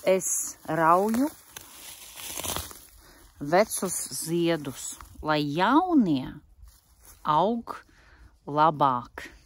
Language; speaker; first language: Latvian; non-native, local second language; Russian